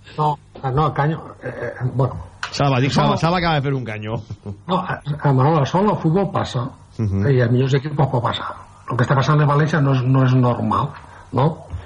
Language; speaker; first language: Catalan; native; Catalan